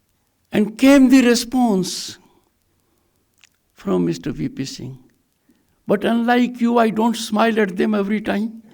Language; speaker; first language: English; non-native, local second language; Hindi